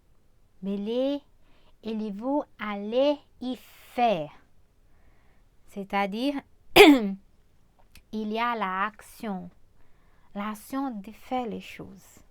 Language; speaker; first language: French; non-native, fluent; Portuguese